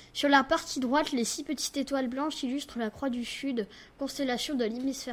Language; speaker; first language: French; native; French